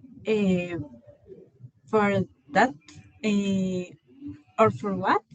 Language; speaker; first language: English; non-native, learner; Spanish